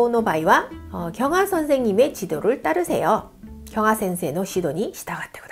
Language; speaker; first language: Japanese; non-native, fluent; Korean